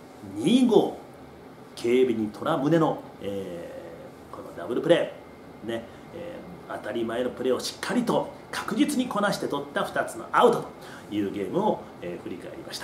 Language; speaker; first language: Japanese; native; Japanese